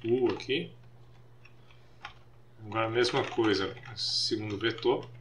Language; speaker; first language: Portuguese; native; Portuguese